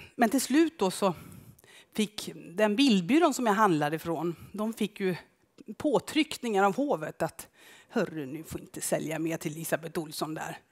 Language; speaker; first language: Swedish; native; Swedish